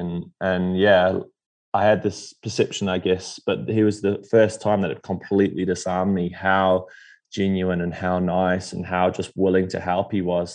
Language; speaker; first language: English; native; English